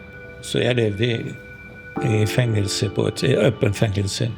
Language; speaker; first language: Swedish; non-native, local second language; Arabic